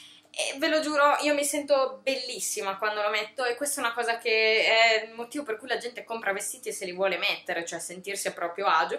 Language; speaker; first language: Italian; native; Italian